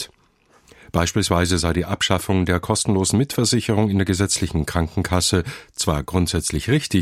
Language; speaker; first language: German; native; German